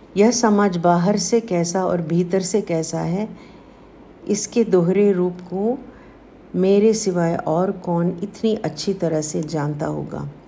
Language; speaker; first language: Hindi; non-native, local second language; Tamil